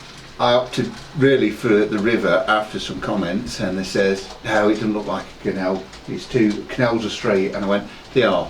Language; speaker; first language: English; native; English